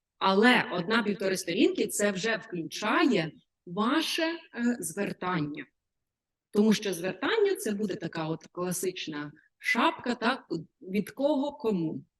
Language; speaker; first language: Ukrainian; native; Ukrainian